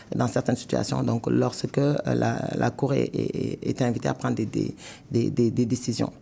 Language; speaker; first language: French; non-native, local second language; Wolof